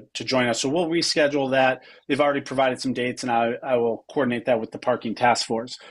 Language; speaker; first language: English; native; English